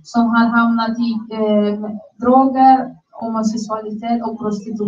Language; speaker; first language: Swedish; non-native, learner; Spanish